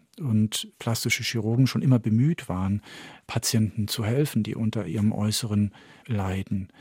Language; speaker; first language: German; early bilingual, heritage; French